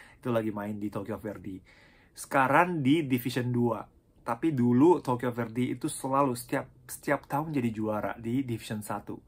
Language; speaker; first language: Indonesian; non-native, fluent; Japanese